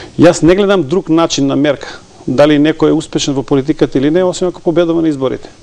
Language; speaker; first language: Macedonian; non-native, local second language; Serbian